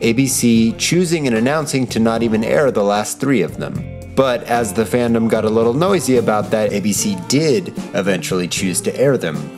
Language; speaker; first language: English; native; English